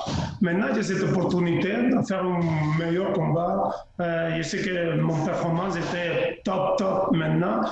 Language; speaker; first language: French; non-native, fluent; Spanish